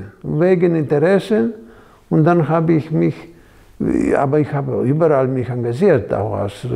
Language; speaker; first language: German; non-native, fluent; Greek